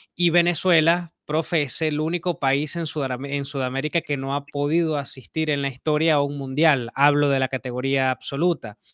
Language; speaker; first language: Spanish; native; Spanish